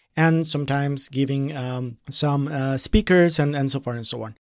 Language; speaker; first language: English; non-native, fluent; Spanish